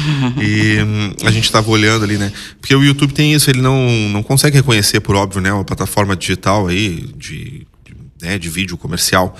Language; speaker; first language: Portuguese; native; Portuguese